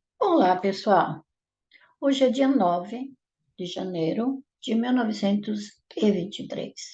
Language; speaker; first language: Portuguese; non-native, fluent; Italian